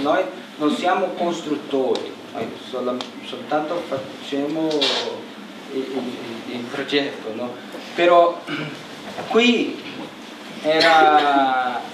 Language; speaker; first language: Italian; non-native, learner; Portuguese